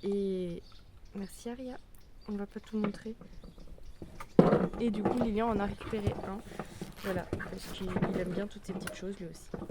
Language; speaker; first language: French; native; French